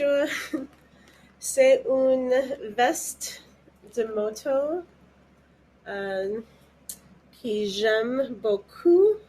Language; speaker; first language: French; non-native, learner; English